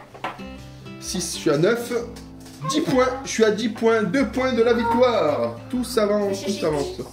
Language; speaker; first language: French; native; French